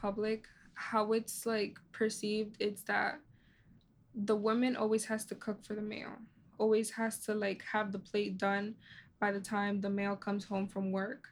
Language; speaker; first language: English; native; English